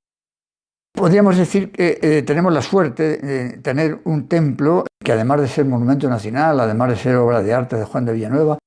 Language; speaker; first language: Spanish; native; Spanish